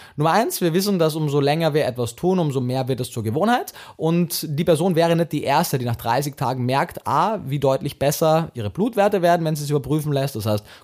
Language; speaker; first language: German; native; German